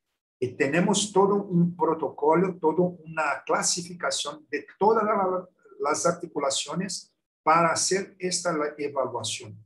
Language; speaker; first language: Spanish; non-native, learner; Portuguese